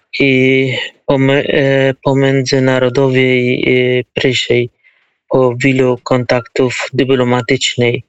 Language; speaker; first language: Polish; non-native, learner; Kurdish